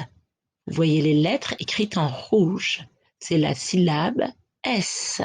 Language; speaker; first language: French; native; French